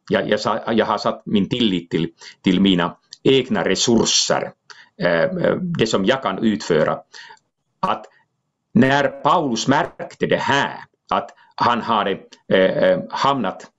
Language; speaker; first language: Swedish; non-native, local second language; Finnish